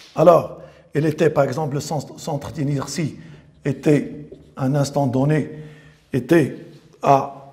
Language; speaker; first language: French; non-native, local second language; Arabic